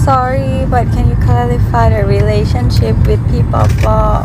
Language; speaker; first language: English; non-native, learner; Thai